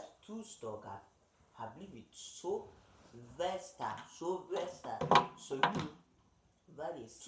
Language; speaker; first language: Swedish; early bilingual, other home language; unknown